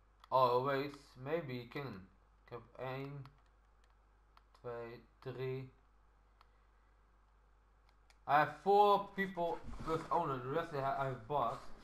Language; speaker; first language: English; non-native, learner; Dutch